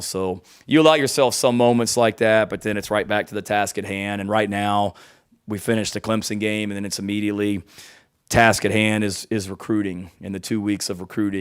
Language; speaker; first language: English; native; English